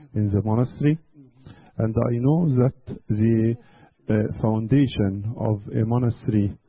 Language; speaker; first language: English; non-native, fluent; Arabic